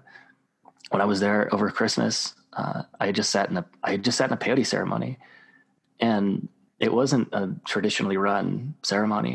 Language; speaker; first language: English; native; English